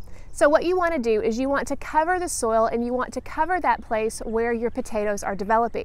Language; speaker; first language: English; native; English